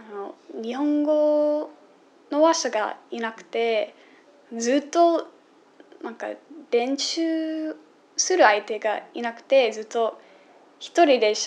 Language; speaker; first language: Japanese; non-native, fluent; English